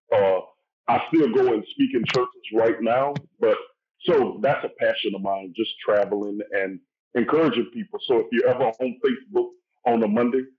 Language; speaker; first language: English; native; English